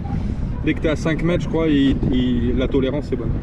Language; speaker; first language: French; native; French